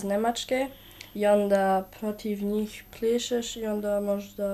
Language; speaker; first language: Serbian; early bilingual, heritage; Serbian